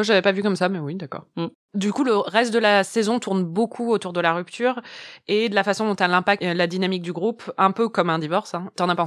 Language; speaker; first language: French; native; French